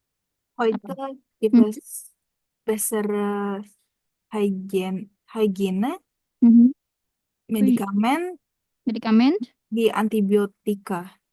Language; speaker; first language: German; non-native, learner; Indonesian